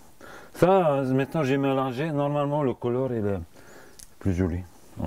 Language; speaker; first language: French; non-native, fluent; Bulgarian